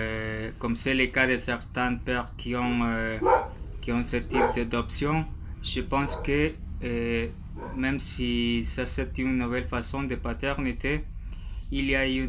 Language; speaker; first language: French; non-native, learner; Spanish